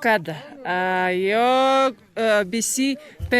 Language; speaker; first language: Spanish; non-native, learner; Lithuanian